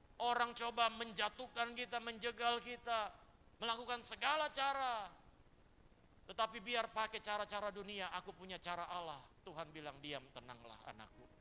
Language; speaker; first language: Indonesian; native; Indonesian